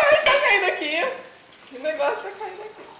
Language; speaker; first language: Portuguese; native; Portuguese